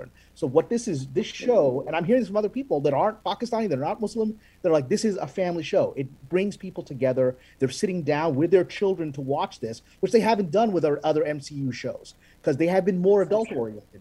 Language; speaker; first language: English; non-native, local second language; Urdu